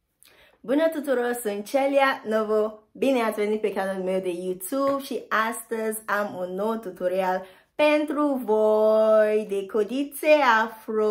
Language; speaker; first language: Romanian; non-native, fluent; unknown